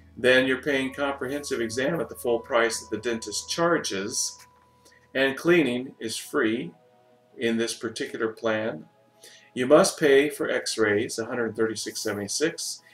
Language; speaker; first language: English; native; English